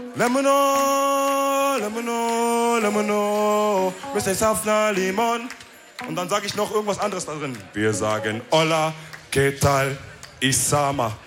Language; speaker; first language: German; early bilingual, other home language; Wolof